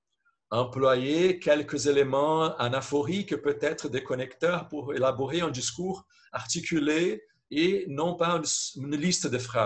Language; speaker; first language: French; non-native, fluent; Portuguese